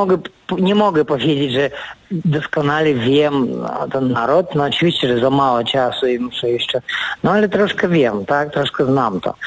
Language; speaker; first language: Polish; non-native, fluent; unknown